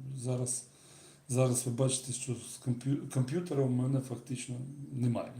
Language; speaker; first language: Ukrainian; non-native, local second language; Russian